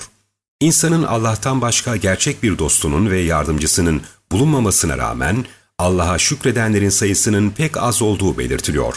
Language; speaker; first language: Turkish; native; Turkish